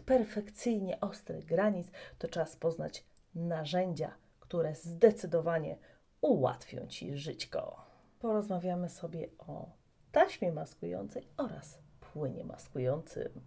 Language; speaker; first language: Polish; native; Polish